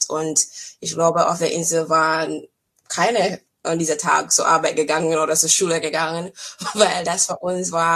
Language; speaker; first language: German; non-native, fluent; English